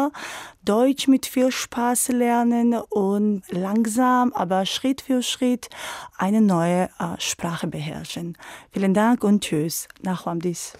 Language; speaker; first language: German; non-native, fluent; Georgian